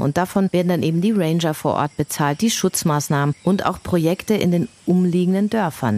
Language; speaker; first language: German; native; German